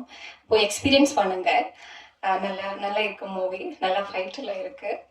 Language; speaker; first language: Tamil; non-native, learner; Malayalam